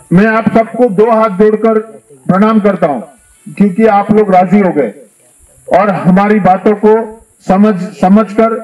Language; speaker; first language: Hindi; non-native, local second language; Marathi